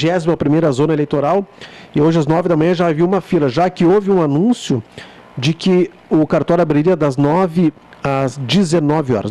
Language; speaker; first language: Portuguese; native; Portuguese